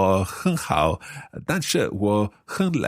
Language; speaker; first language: Chinese; non-native, learner; English